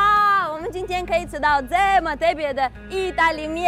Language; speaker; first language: Chinese; non-native, fluent; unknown